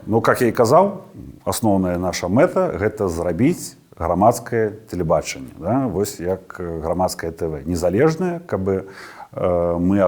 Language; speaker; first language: Belarusian; non-native, local second language; Russian